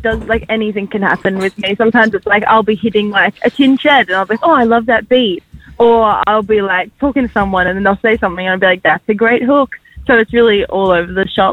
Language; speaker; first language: English; native; English